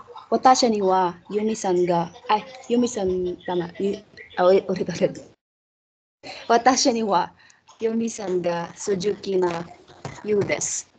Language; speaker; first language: Japanese; non-native, learner; Filipino